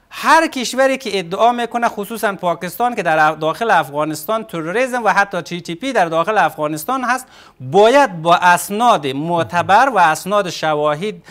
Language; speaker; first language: Persian; native; Persian